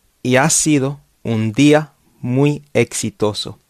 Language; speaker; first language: Spanish; non-native, fluent; English